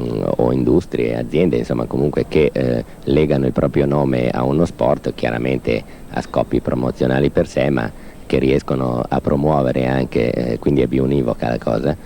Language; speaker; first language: Italian; native; Italian